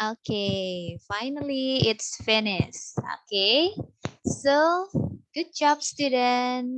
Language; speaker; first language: English; non-native, fluent; Indonesian